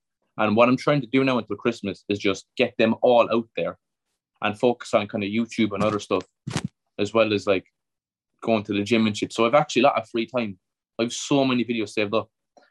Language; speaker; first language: English; native; English